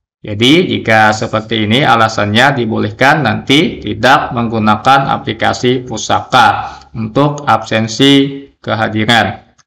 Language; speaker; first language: Indonesian; native; Indonesian